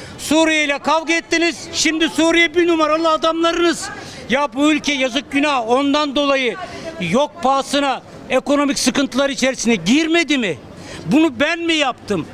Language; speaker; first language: Turkish; native; Turkish